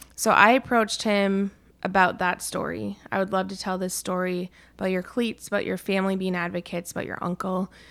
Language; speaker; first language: English; native; English